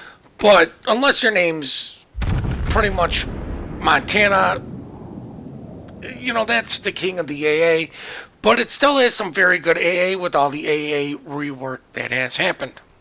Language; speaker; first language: English; native; English